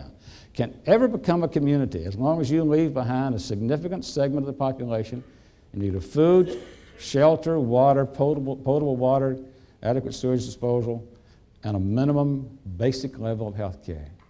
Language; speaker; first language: English; native; English